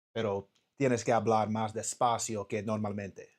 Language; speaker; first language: Spanish; non-native, learner; English